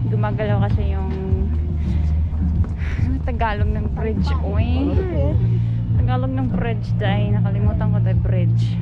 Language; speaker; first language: Filipino; non-native, local second language; Hiligaynon